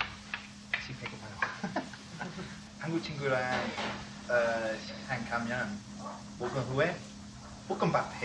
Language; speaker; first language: Korean; non-native, learner; English